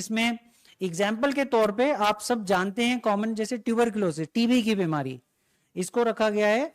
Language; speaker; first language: Hindi; native; Hindi